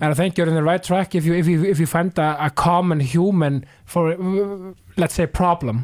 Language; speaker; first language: English; non-native, fluent; Icelandic